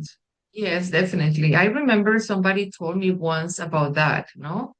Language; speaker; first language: English; non-native, fluent; Spanish